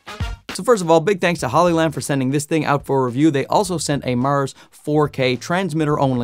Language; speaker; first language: English; native; English